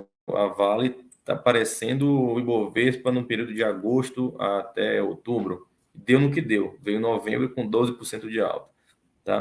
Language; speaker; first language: Portuguese; native; Portuguese